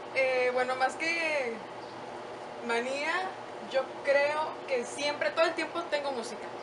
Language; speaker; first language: Spanish; native; Spanish